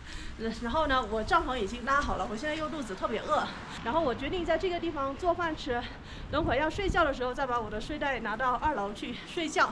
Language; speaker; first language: Chinese; native; Chinese